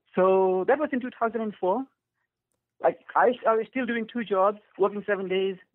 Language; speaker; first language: English; non-native, fluent; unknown